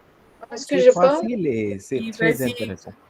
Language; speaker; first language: French; non-native, learner; Hindi